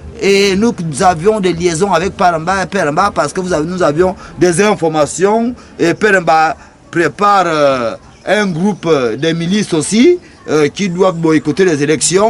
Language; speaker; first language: French; non-native, local second language; Fang